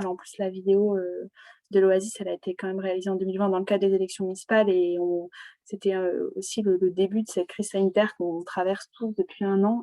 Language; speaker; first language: French; native; French